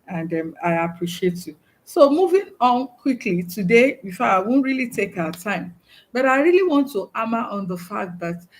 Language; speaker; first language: English; non-native, local second language; Yoruba